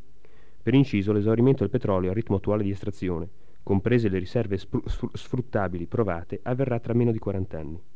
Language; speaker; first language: Italian; native; Italian